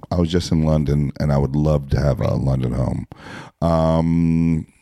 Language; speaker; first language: English; native; English